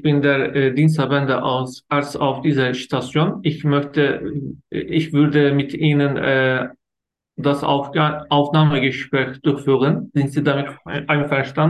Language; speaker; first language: German; non-native, learner; Turkish